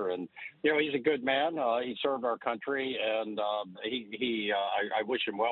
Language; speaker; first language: English; native; English